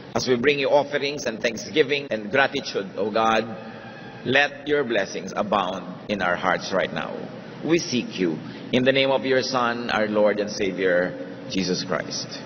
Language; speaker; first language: English; non-native, local second language; Filipino